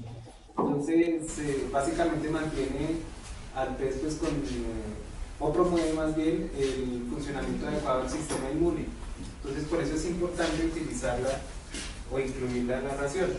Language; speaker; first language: Spanish; native; Spanish